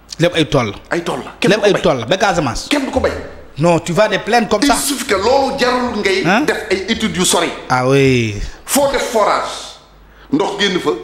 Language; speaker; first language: Wolof; native; Wolof